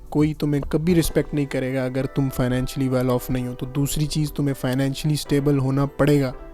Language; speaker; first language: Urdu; non-native, local second language; Punjabi